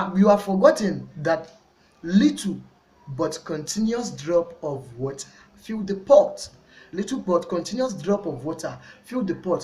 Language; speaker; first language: English; non-native, local second language; Yoruba